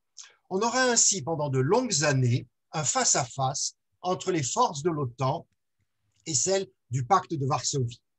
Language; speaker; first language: French; native; French